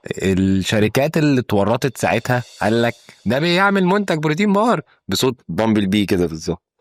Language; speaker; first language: Arabic; native; Arabic